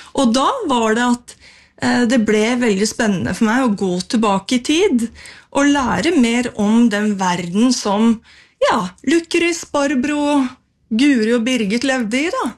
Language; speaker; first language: Norwegian; native; Norwegian